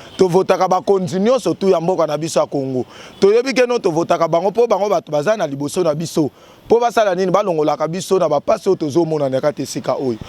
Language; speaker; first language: Lingala; native; Lingala